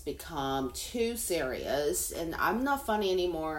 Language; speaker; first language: English; non-native, fluent; Chinese